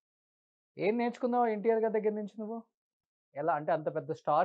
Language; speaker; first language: Telugu; native; Telugu